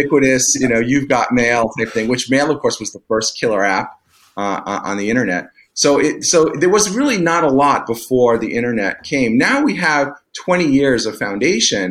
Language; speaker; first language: English; native; English